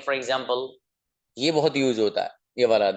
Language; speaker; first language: Hindi; native; Hindi